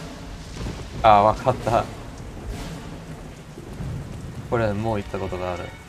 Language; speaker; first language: Japanese; non-native, learner; English